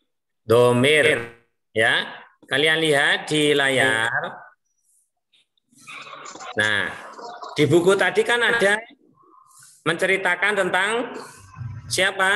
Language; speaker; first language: Malay; native; Malay